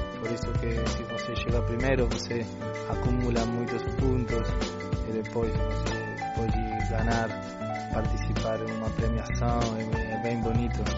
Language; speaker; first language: Portuguese; non-native, learner; Spanish